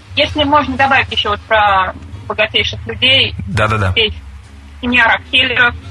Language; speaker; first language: Russian; native; Russian